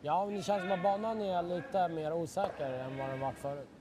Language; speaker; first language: Swedish; native; Swedish